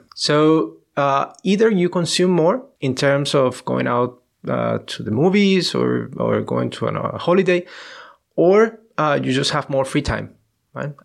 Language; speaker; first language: English; non-native, fluent; Spanish